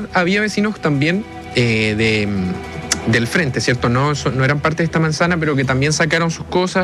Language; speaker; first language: Spanish; native; Spanish